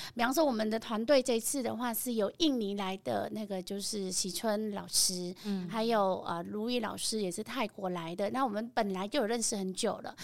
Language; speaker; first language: Chinese; non-native, fluent; Vietnamese